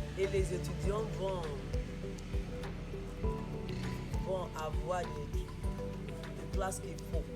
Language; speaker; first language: French; non-native, fluent; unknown